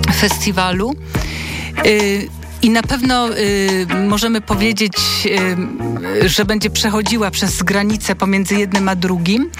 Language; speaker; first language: Polish; native; Polish